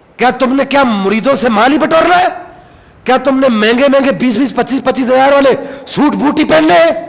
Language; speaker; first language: Urdu; non-native, local second language; Punjabi